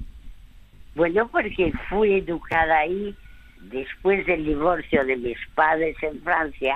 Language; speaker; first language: Spanish; early bilingual, other home language; French